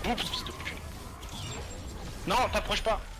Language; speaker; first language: French; native; French